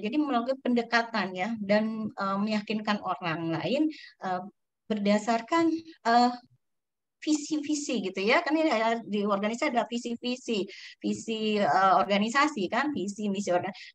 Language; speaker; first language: Indonesian; native; Indonesian